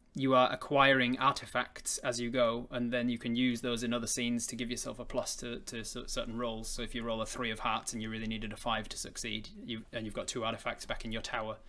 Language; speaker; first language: English; native; English